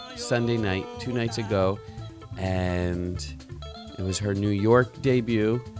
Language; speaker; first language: English; native; English